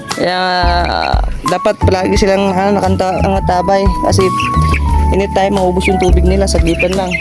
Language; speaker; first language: Filipino; non-native, local second language; Cebuano